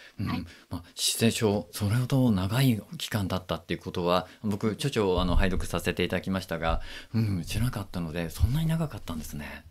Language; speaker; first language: Japanese; native; Japanese